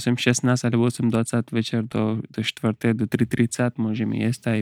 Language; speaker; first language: Slovak; non-native, learner; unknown